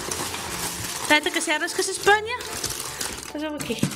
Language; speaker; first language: Spanish; native; Spanish